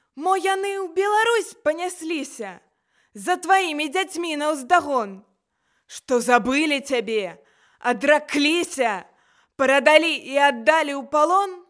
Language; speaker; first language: Belarusian; native; Belarusian